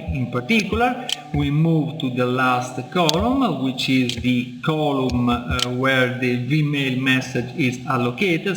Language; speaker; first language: English; non-native, fluent; Italian